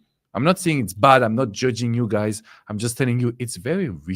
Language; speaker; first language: English; non-native, fluent; French